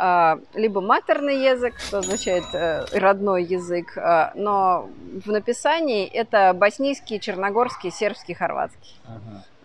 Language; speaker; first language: Russian; native; Russian